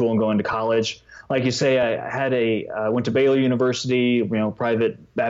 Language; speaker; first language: English; native; English